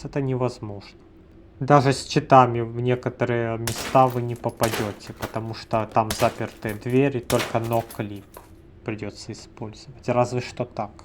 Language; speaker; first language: Russian; native; Russian